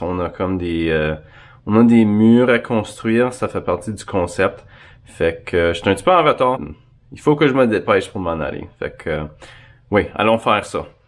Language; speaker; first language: French; native; French